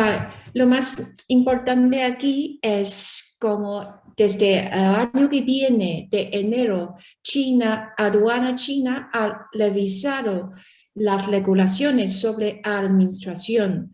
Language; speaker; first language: Spanish; non-native, learner; Chinese